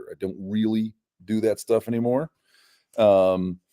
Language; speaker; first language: English; native; English